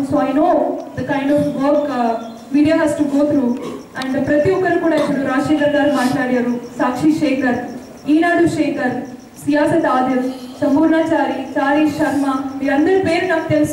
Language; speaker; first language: Telugu; native; Telugu